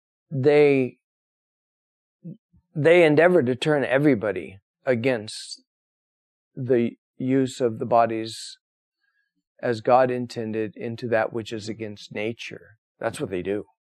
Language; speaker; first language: English; native; English